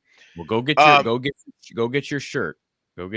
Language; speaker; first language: English; native; English